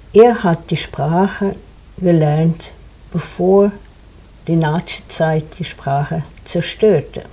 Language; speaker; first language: German; non-native, fluent; Swedish